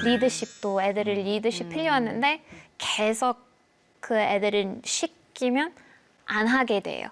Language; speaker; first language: Korean; non-native, fluent; English